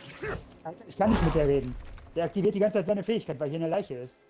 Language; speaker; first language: German; native; German